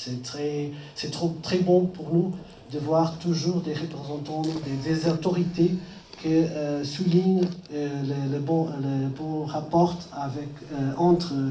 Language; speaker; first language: French; non-native, fluent; Portuguese